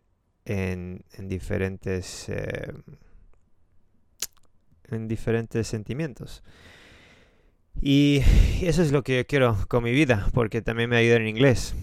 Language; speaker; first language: Spanish; non-native, fluent; English